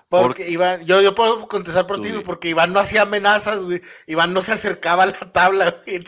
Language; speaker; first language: Spanish; native; Spanish